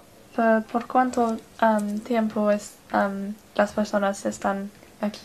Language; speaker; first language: Spanish; non-native, learner; English